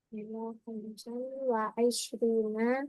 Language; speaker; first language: Arabic; non-native, learner; Indonesian